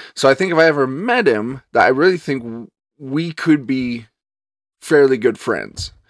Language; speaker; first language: English; native; English